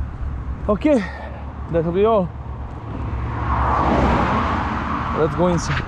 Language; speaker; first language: English; non-native, learner; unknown